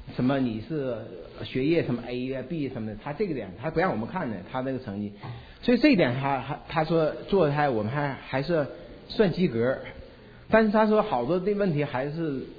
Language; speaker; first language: Chinese; native; Chinese